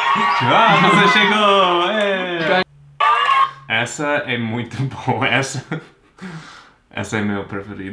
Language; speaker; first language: Portuguese; non-native, fluent; English